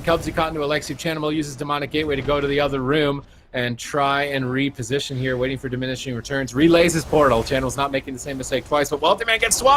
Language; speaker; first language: English; native; English